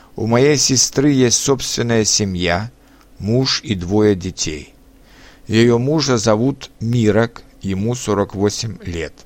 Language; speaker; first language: Russian; non-native, fluent; Czech